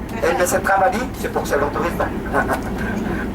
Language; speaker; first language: French; non-native, learner; Vietnamese